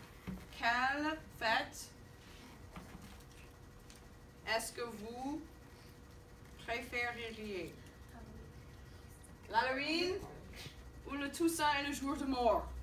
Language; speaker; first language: French; non-native, fluent; English